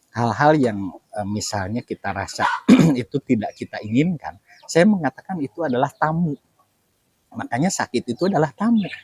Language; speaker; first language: Indonesian; non-native, local second language; Sundanese